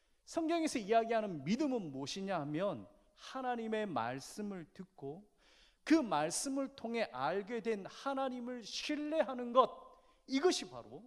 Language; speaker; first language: Korean; native; Korean